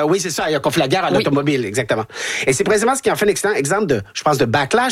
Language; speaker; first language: French; native; French